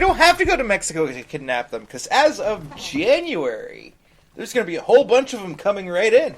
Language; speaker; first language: English; native; English